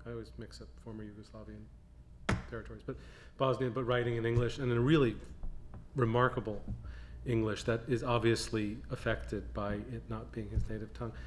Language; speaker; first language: English; native; English